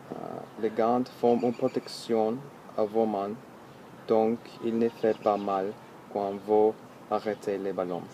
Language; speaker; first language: French; non-native, learner; English